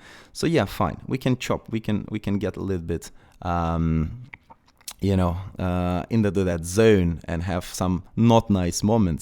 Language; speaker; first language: English; non-native, fluent; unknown